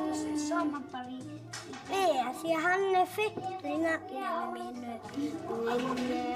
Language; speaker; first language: Icelandic; early bilingual, other home language; Polish